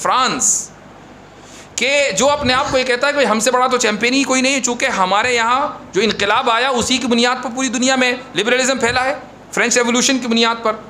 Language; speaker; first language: Urdu; native; Urdu